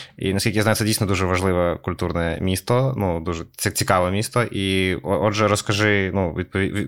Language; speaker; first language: Ukrainian; native; Ukrainian